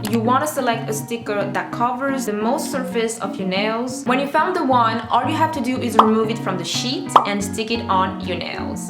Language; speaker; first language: English; non-native, fluent; French